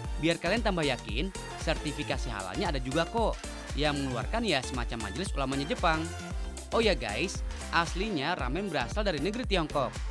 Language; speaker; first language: Indonesian; native; Indonesian